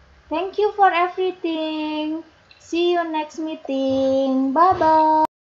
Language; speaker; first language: English; non-native, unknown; Indonesian